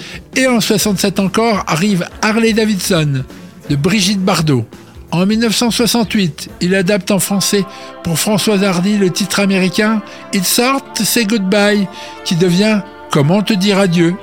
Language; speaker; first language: French; native; French